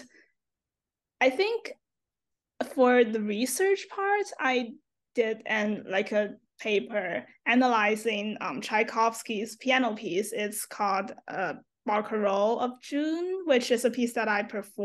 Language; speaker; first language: English; non-native, fluent; Chinese